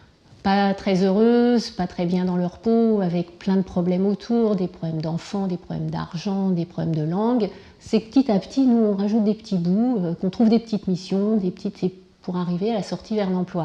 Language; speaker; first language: French; native; French